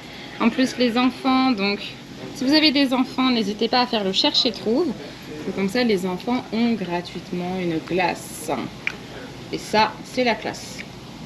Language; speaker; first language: French; native; French